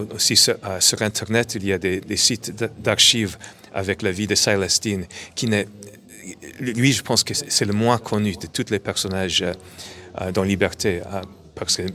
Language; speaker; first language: French; non-native, fluent; English